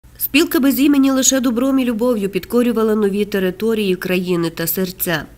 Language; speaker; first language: Ukrainian; native; Ukrainian